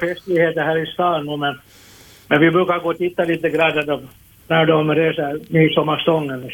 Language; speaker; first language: Swedish; native; Swedish